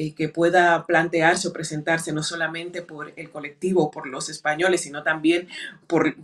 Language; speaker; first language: Spanish; native; Spanish